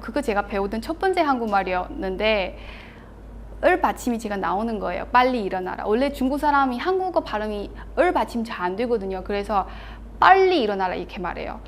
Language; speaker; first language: Korean; non-native, fluent; Chinese